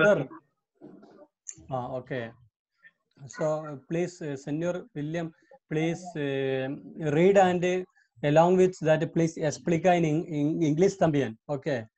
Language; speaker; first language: English; non-native, local second language; Hindi